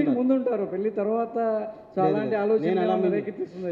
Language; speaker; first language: Telugu; native; Telugu